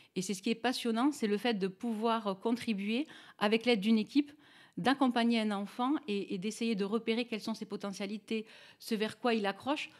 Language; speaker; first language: French; native; French